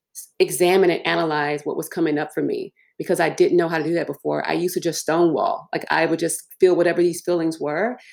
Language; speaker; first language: English; early bilingual, other home language; Yoruba